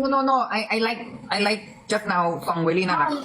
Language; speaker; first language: English; non-native, learner; Thai